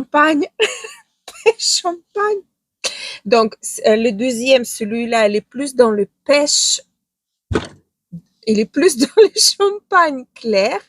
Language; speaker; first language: French; non-native, fluent; Ukrainian